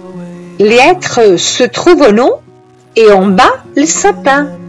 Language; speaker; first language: French; non-native, fluent; Italian